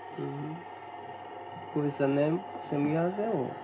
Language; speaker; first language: English; non-native, learner; Japanese